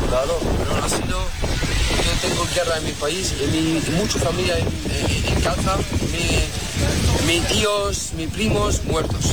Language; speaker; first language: Spanish; non-native, learner; Arabic